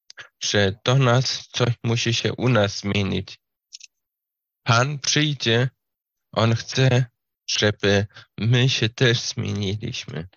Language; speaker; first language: Polish; non-native, fluent; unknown